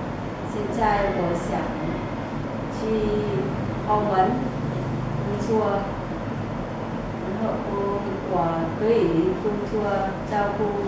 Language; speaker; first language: Chinese; non-native, learner; Vietnamese